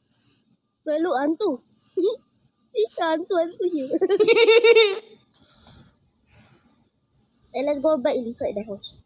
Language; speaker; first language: English; non-native, local second language; Malay